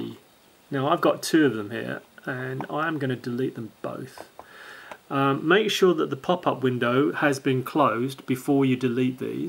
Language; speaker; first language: English; native; English